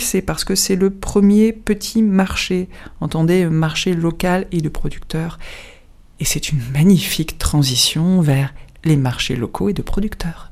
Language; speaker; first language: French; native; French